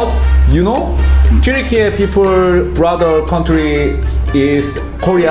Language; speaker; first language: English; non-native, learner; Korean